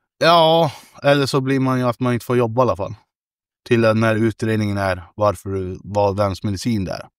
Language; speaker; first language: Swedish; native; Swedish